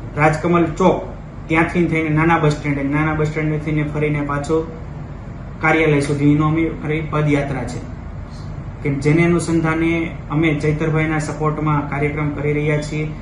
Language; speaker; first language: Gujarati; native; Gujarati